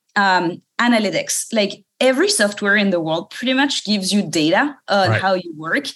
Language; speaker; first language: English; non-native, fluent; French